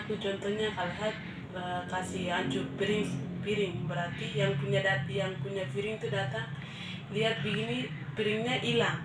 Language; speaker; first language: Indonesian; non-native, local second language; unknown